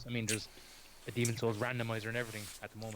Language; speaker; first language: English; native; English